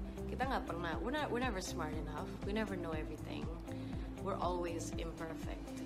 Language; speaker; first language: English; non-native, fluent; Indonesian